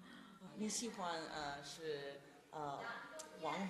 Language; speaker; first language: Chinese; non-native, learner; English